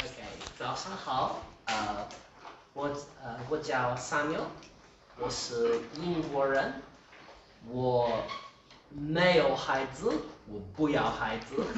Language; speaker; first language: Chinese; non-native, learner; English